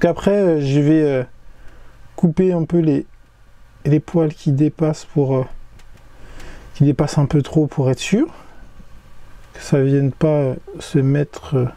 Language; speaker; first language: French; native; French